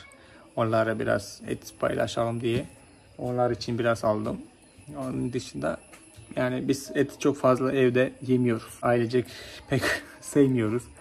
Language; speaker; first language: Turkish; non-native, fluent; Malayalam